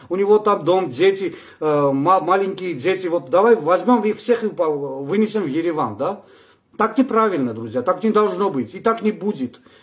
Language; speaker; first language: Russian; non-native, local second language; Armenian